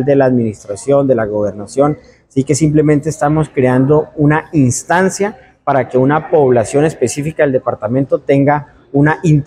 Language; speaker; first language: Spanish; native; Spanish